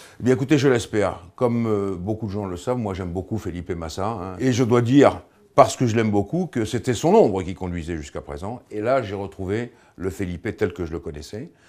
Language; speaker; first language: French; native; French